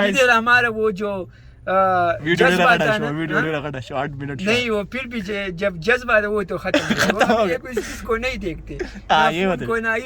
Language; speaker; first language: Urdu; non-native, local second language; Pashto